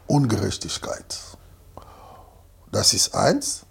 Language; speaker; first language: German; non-native, fluent; Lingala